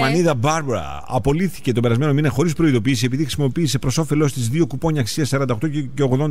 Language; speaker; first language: Greek; native; Greek